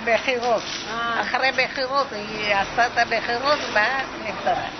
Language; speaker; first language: Hebrew; non-native, fluent; Malayalam